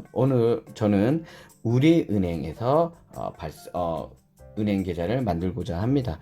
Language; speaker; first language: Korean; native; Korean